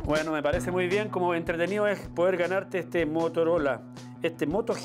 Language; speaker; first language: Spanish; native; Spanish